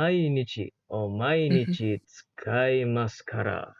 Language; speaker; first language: Japanese; non-native, learner; Malay